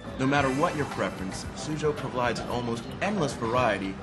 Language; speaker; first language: English; native; English